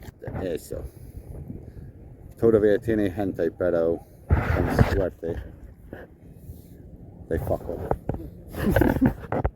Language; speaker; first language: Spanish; non-native, learner; English